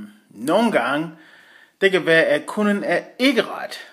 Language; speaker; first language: Danish; non-native, fluent; English